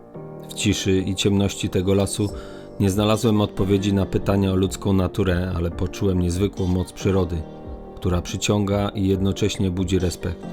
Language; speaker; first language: Polish; native; Polish